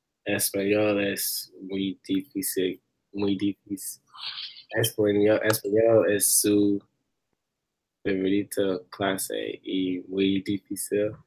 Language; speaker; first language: Spanish; non-native, learner; English